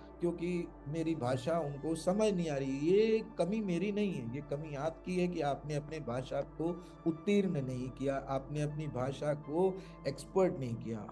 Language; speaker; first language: Hindi; non-native, local second language; Malayalam